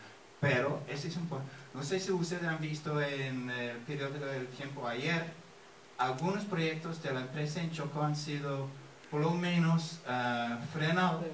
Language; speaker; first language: Spanish; non-native, fluent; English